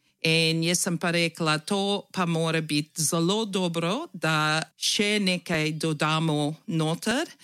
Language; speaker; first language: Slovenian; early bilingual, heritage; English